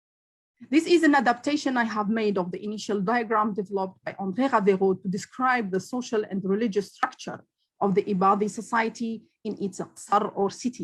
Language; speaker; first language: English; non-native, local second language; Arabic